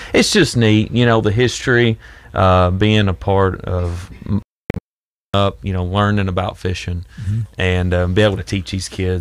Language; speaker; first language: English; native; English